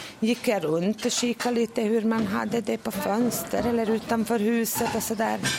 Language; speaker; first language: Swedish; non-native, fluent; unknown